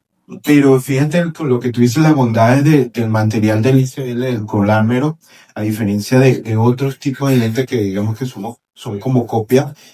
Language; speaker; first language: Spanish; native; Spanish